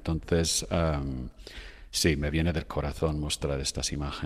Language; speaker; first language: Spanish; non-native, fluent; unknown